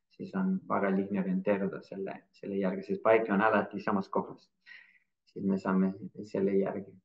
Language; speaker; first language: Estonian; non-native, fluent; Spanish